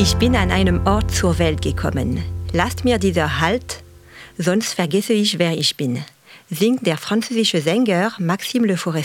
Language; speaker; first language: German; non-native, fluent; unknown